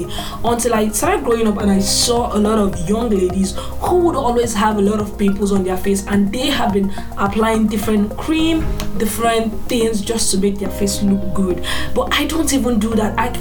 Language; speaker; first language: English; non-native, local second language; Igbo